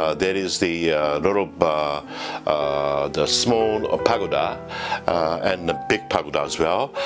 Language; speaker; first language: English; non-native, fluent; Japanese